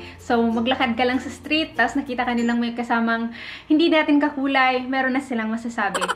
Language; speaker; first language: Filipino; native; Filipino